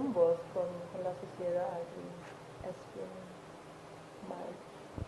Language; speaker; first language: Spanish; non-native, fluent; German